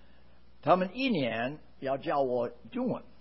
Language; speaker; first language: Chinese; non-native, fluent; English